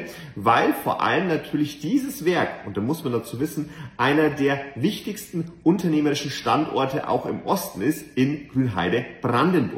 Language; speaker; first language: German; native; German